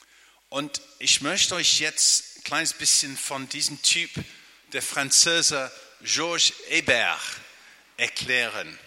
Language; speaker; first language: German; non-native, fluent; English